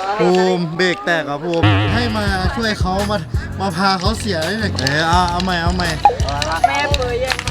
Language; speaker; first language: Thai; native; Thai